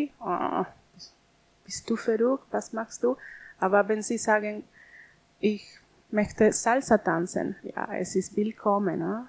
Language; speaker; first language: German; non-native, learner; Spanish